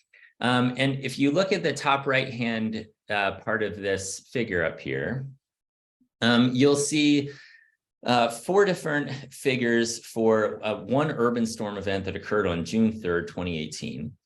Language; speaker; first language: English; native; English